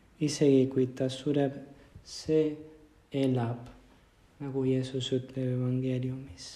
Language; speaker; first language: Estonian; non-native, fluent; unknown